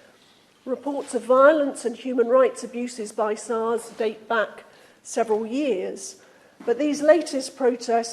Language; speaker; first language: English; native; English